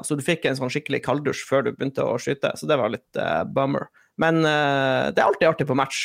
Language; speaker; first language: Norwegian; native; Norwegian